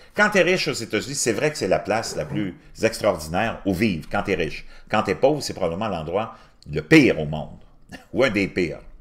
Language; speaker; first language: French; native; French